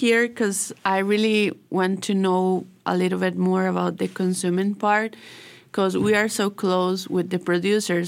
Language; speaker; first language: English; non-native, learner; Spanish